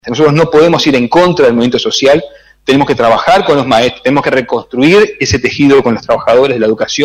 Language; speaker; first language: Spanish; native; Spanish